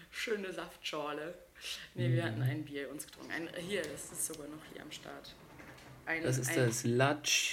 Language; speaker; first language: German; native; German